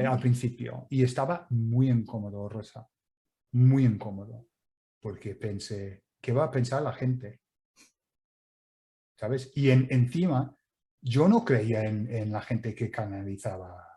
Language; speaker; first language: Spanish; non-native, fluent; English